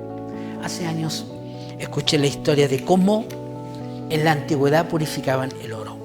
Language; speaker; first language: Spanish; native; Spanish